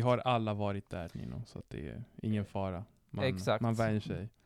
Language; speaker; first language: Swedish; non-native, fluent; Italian